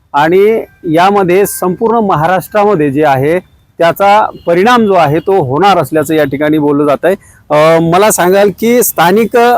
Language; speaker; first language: Marathi; native; Marathi